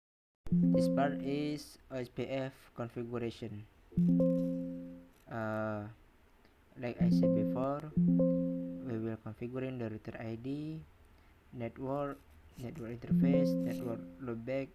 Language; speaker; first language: English; non-native, learner; Indonesian